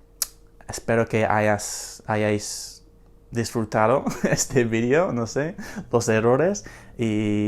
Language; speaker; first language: Spanish; non-native, fluent; English